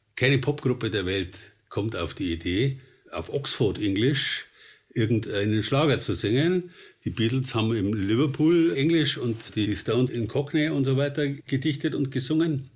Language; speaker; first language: German; native; German